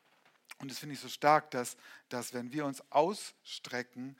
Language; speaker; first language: German; native; German